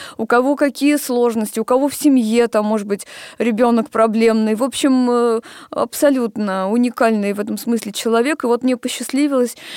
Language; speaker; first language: Russian; native; Russian